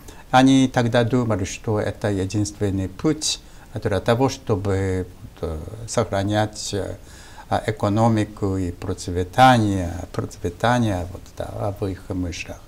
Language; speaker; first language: Russian; non-native, fluent; Japanese